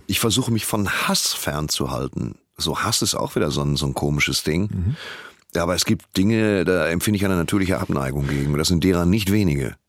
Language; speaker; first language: German; native; German